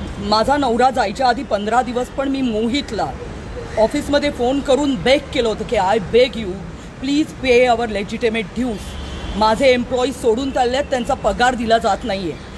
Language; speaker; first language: Marathi; native; Marathi